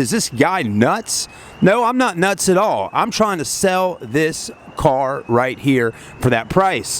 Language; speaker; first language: English; native; English